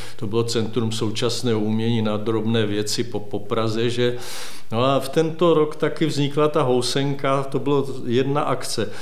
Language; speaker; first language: Czech; native; Czech